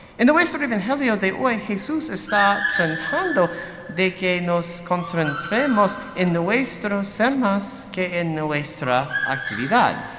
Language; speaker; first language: Spanish; non-native, learner; English